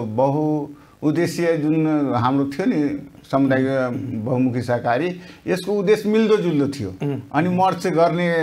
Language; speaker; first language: Nepali; non-native, local second language; Maithili